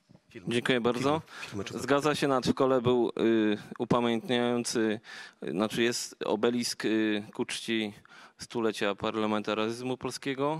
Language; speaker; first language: Polish; native; Polish